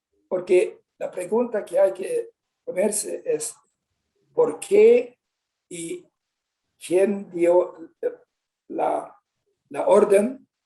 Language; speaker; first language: Spanish; non-native, fluent; Swedish